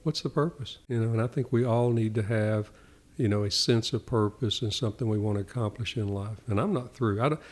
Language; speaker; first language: English; native; English